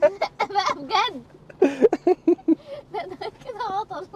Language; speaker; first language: Arabic; native; Arabic